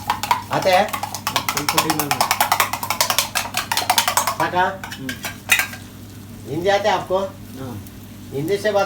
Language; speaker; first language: Hindi; non-native, local second language; Kannada